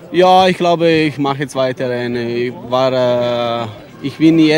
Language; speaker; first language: German; non-native, learner; Italian